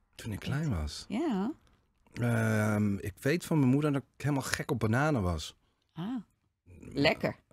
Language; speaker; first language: Dutch; native; Dutch